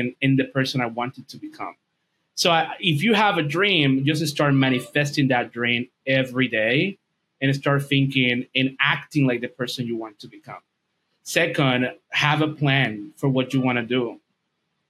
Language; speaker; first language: English; non-native, fluent; Spanish